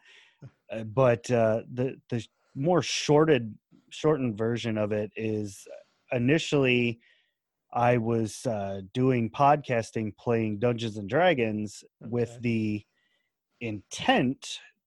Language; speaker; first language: English; native; English